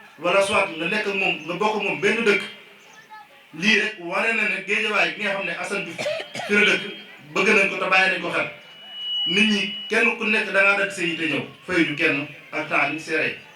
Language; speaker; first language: Wolof; native; Wolof